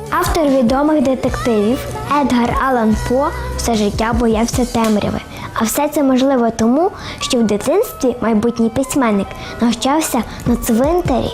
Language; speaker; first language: Ukrainian; native; Ukrainian